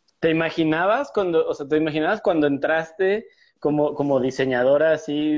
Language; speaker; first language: Spanish; native; Spanish